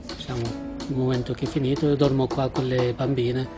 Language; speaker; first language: Italian; non-native, fluent; Arabic